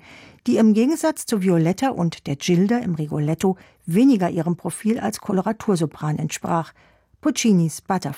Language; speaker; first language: German; native; German